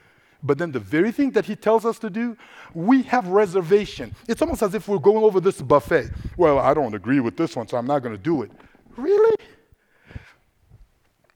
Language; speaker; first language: English; non-native, fluent; Sango